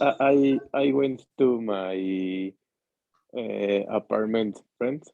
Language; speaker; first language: English; non-native, learner; Spanish